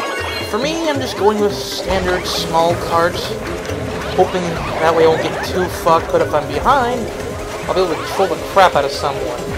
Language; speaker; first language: English; native; English